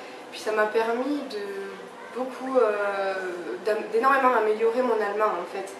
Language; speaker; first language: French; native; French